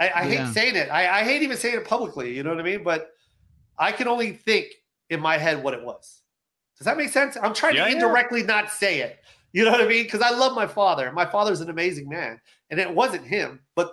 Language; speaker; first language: English; native; English